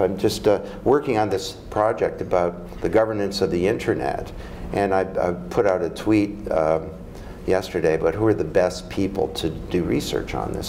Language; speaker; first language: English; native; English